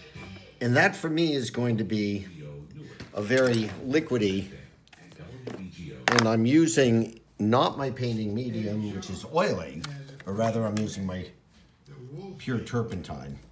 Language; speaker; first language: English; native; English